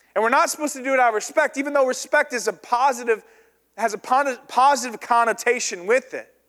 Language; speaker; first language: English; native; English